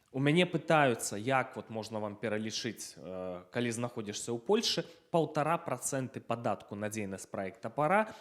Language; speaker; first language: Belarusian; non-native, local second language; Russian